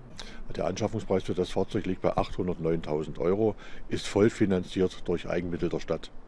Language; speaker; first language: German; native; German